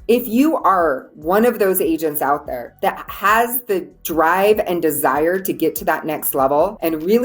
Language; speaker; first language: English; native; English